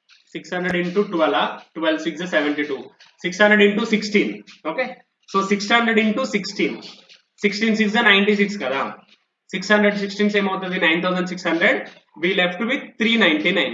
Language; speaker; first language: English; non-native, local second language; Telugu